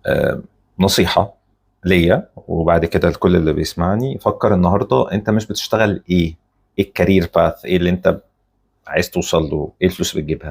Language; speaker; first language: Arabic; native; Arabic